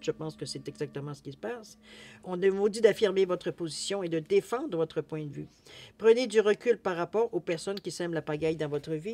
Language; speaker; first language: French; native; French